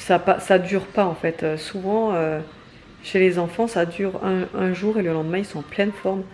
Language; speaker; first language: French; native; French